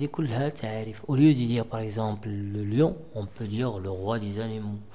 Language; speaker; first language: French; non-native, local second language; Arabic